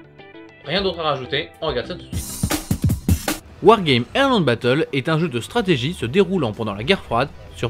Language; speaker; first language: French; native; French